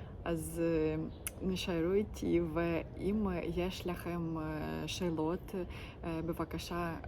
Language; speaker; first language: Hebrew; non-native, learner; Ukrainian